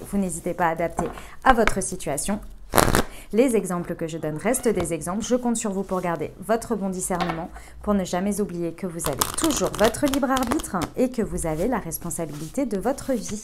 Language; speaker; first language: French; native; French